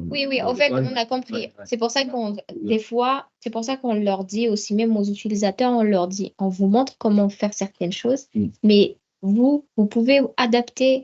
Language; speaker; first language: French; native; French